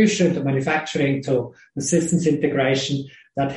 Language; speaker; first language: English; non-native, fluent; Swiss German